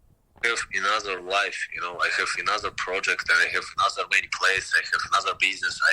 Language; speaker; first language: English; non-native, learner; Russian